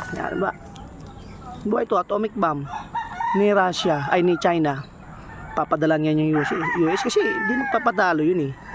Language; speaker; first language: Filipino; non-native, local second language; Bikol